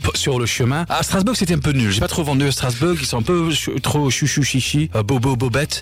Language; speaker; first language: French; non-native, fluent; English